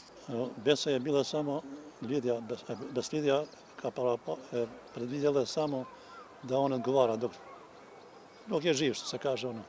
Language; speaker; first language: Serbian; non-native, local second language; Albanian